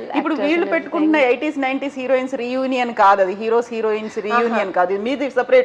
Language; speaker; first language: Telugu; native; Telugu